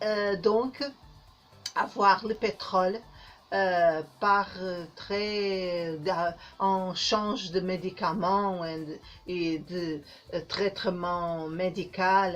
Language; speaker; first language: French; non-native, learner; Portuguese